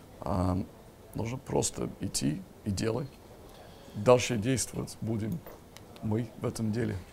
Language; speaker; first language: Russian; non-native, fluent; English